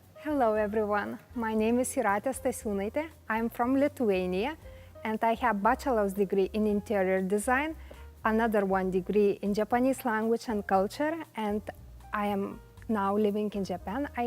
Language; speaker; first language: English; non-native, learner; Lithuanian